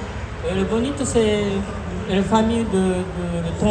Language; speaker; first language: French; non-native, fluent; Japanese